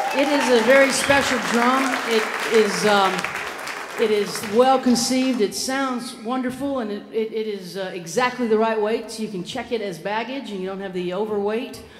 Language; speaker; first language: English; native; English